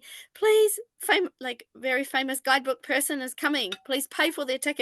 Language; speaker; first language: English; non-native, fluent; Japanese